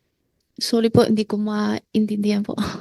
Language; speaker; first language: Filipino; non-native, learner; Chinese